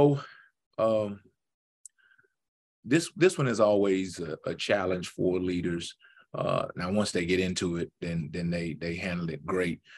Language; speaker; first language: English; native; English